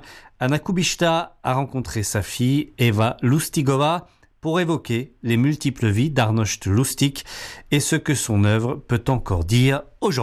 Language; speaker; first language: French; native; French